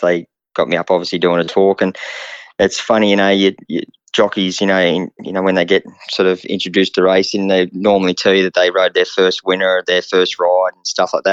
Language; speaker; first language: English; native; English